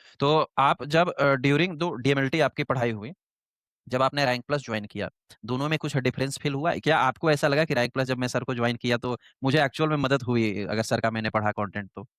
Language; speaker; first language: Hindi; native; Hindi